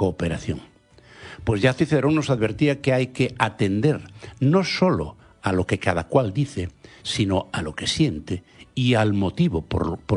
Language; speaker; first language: Spanish; non-native, local second language; Galician